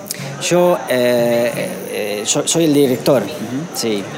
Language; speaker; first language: Spanish; non-native, learner; Dutch